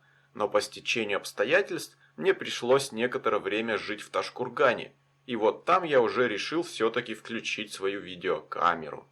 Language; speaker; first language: Russian; native; Russian